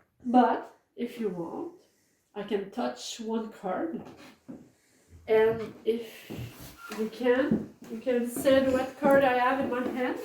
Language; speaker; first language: English; non-native, learner; French